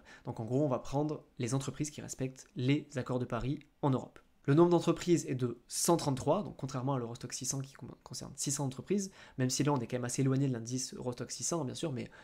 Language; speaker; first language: French; native; French